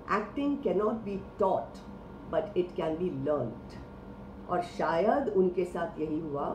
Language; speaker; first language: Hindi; non-native, local second language; Marathi